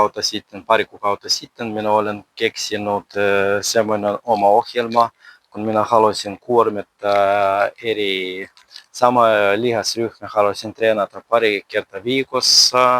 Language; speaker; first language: Finnish; non-native, learner; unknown